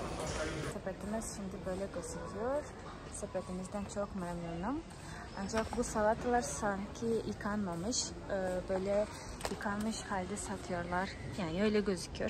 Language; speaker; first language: Turkish; non-native, fluent; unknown